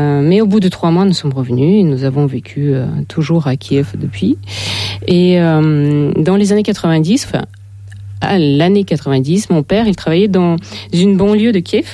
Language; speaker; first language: French; non-native, fluent; Russian